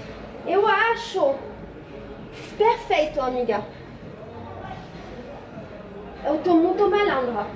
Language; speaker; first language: Portuguese; non-native, fluent; French